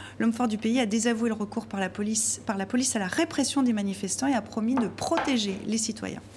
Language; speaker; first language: French; native; French